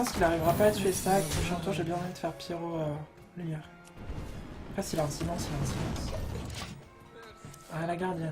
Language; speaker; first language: French; native; French